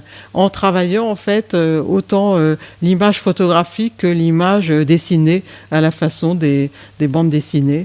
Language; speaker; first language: French; native; French